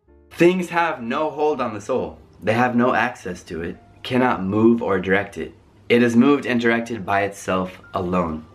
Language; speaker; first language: English; native; English